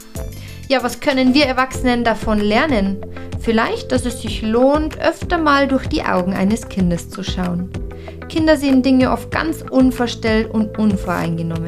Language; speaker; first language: German; native; German